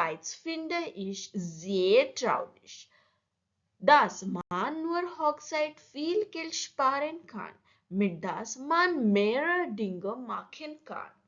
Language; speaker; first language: German; non-native, learner; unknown